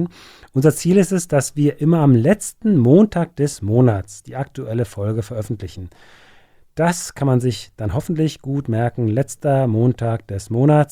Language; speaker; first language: German; native; German